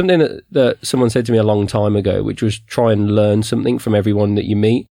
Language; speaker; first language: English; native; English